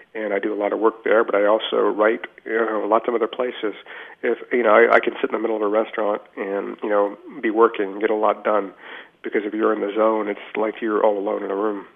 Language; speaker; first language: English; native; English